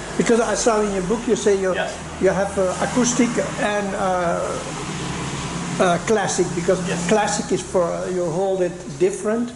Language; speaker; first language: English; non-native, fluent; Dutch